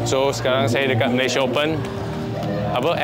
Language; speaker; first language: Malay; non-native, local second language; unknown